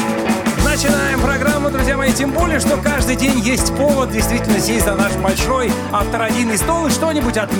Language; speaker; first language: Russian; native; Russian